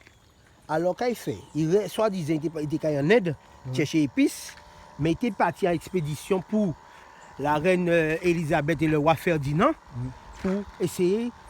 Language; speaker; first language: French; non-native, local second language; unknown